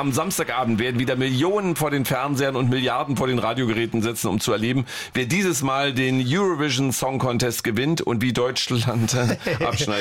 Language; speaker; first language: German; native; German